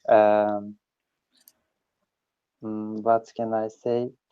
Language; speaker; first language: English; non-native, learner; Turkish